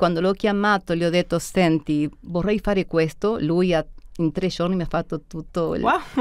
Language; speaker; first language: Italian; early bilingual, heritage; Spanish